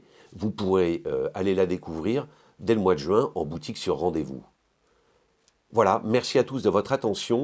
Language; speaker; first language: French; native; French